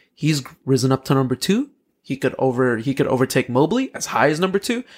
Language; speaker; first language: English; early bilingual, other home language; Filipino